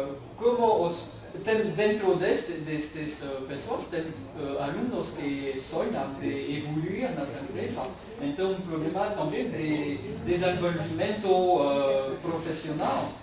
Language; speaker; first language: Portuguese; non-native, fluent; French